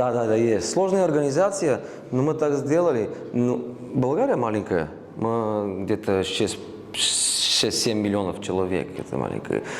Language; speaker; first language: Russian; non-native, learner; Bulgarian